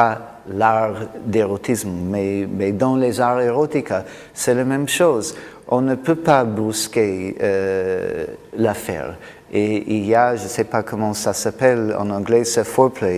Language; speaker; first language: French; non-native, fluent; English